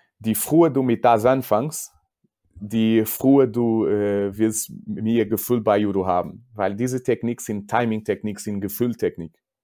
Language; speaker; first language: German; non-native, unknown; Portuguese